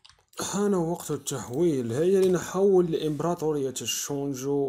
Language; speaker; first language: Arabic; native; Arabic